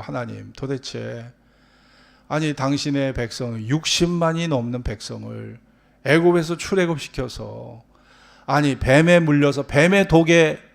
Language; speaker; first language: Korean; native; Korean